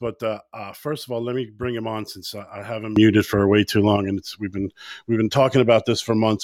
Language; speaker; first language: English; native; English